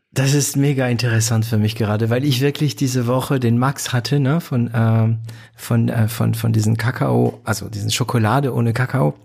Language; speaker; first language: German; non-native, fluent; French